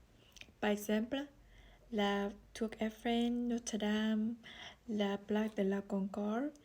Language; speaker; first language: French; non-native, learner; Vietnamese